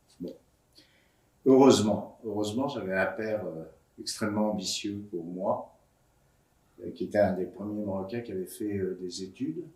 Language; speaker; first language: French; native; French